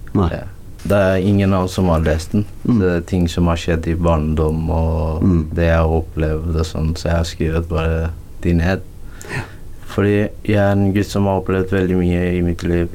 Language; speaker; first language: Norwegian; non-native, learner; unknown